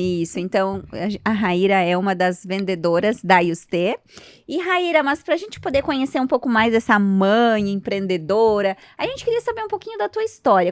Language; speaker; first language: Portuguese; native; Portuguese